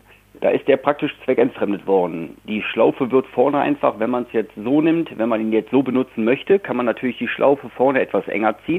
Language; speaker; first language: German; native; German